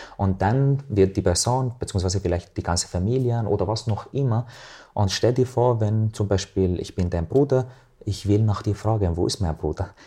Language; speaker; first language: German; non-native, fluent; Arabic